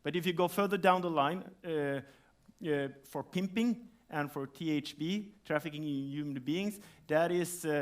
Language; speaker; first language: English; non-native, fluent; Norwegian